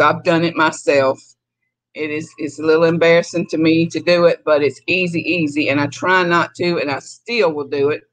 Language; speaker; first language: English; native; English